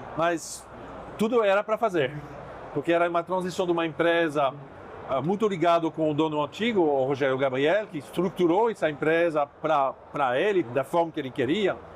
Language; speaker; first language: Portuguese; non-native, fluent; French